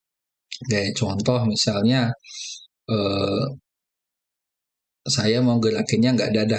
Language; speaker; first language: Indonesian; native; Indonesian